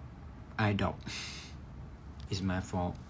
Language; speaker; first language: English; non-native, learner; Thai